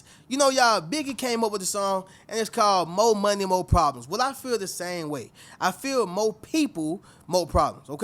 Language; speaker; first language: English; native; English